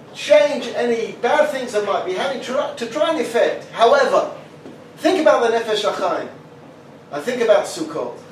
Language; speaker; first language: English; native; English